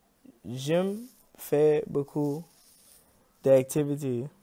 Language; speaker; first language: French; non-native, learner; English